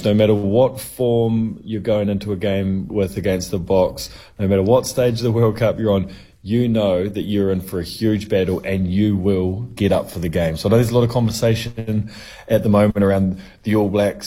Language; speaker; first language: English; native; English